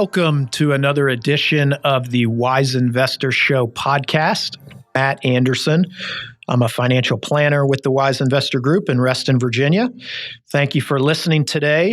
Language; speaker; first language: English; native; English